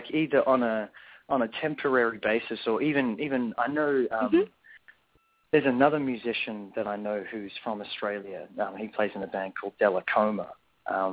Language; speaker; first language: English; native; English